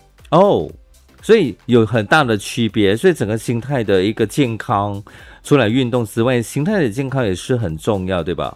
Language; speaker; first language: Chinese; native; Chinese